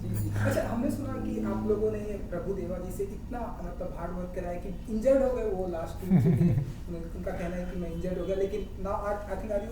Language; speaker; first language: Hindi; native; Hindi